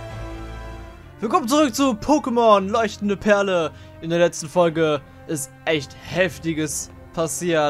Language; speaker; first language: German; native; German